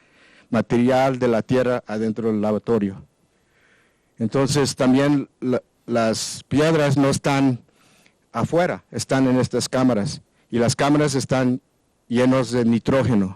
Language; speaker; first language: Spanish; non-native, learner; English